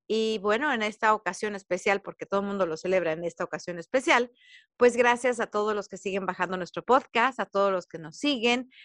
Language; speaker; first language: Spanish; native; Spanish